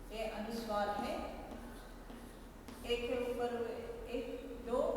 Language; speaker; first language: Hindi; non-native, local second language; Kannada